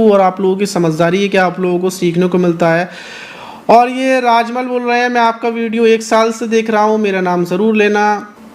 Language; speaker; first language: Hindi; native; Hindi